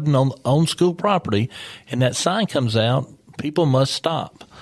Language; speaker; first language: English; native; English